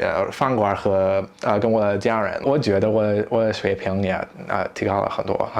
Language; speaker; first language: Chinese; non-native, learner; English